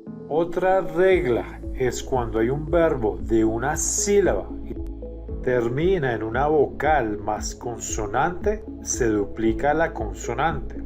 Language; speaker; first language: Spanish; non-native, fluent; English